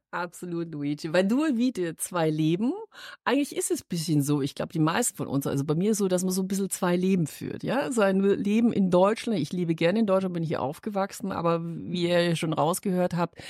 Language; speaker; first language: German; native; German